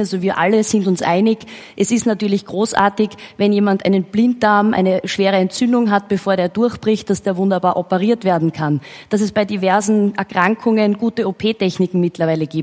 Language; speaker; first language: German; native; German